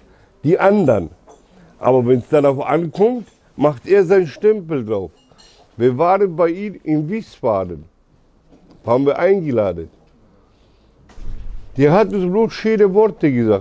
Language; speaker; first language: German; early bilingual, other home language; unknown